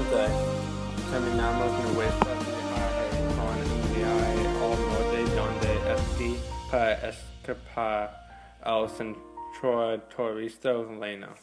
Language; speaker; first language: Spanish; non-native, learner; English